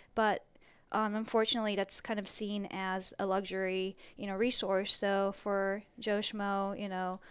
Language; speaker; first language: English; early bilingual, other home language; Japanese